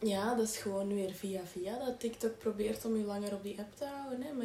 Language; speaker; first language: Dutch; native; Dutch